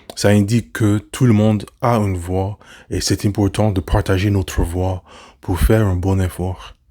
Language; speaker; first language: French; non-native, learner; English